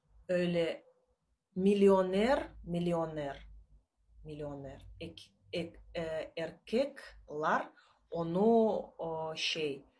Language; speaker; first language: Turkish; non-native, learner; Russian